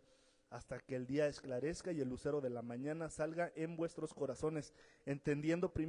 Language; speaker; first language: Spanish; native; Spanish